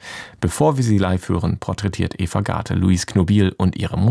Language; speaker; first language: German; native; German